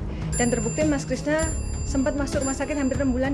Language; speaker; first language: Indonesian; native; Indonesian